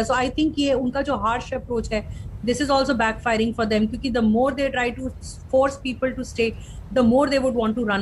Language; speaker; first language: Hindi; native; Hindi